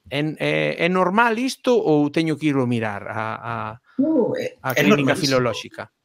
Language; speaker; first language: Galician; non-native, local second language; Spanish